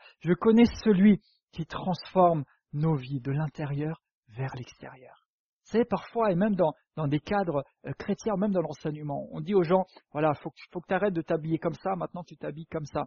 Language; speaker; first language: French; native; French